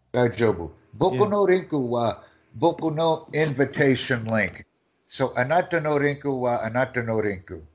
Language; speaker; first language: Japanese; non-native, learner; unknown